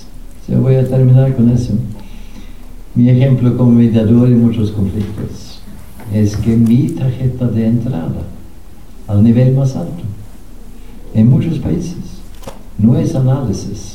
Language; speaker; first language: Spanish; non-native, fluent; Norwegian